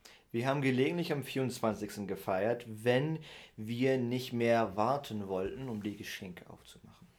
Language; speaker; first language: German; early bilingual, heritage; German